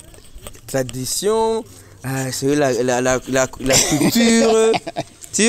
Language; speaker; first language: French; non-native, learner; Rundi